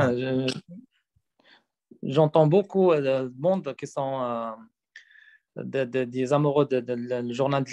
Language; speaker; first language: French; non-native, learner; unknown